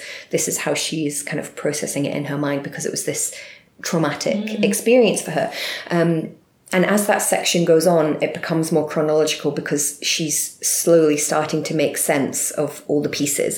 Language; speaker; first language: English; native; English